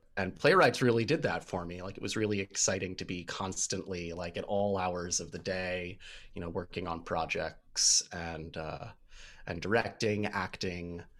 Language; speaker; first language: English; native; English